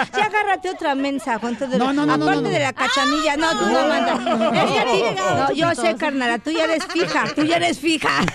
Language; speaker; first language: Spanish; native; Spanish